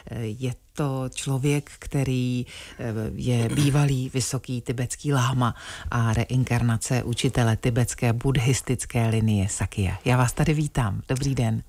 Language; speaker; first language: Czech; native; Czech